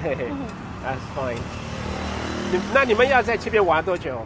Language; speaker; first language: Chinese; non-native, fluent; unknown